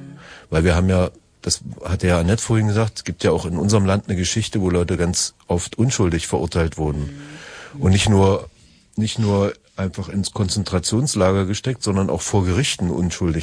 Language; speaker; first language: German; native; German